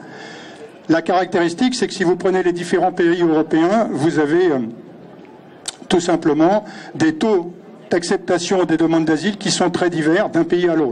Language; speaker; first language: French; native; French